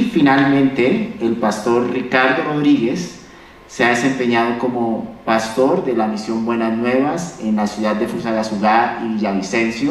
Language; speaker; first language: Spanish; native; Spanish